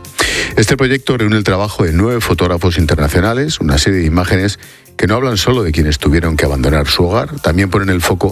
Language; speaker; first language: Spanish; native; Spanish